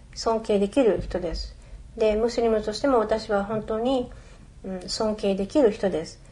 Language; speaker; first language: Japanese; early bilingual, other home language; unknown